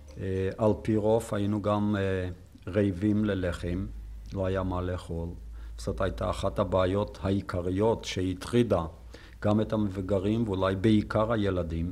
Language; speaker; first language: Hebrew; non-native, fluent; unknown